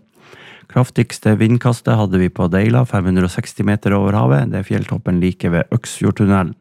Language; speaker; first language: Norwegian; native; Norwegian